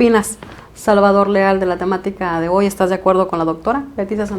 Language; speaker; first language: Spanish; native; Spanish